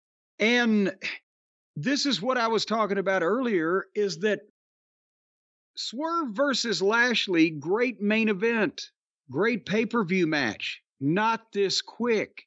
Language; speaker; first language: English; native; English